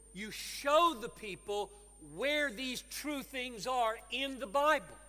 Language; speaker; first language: English; native; English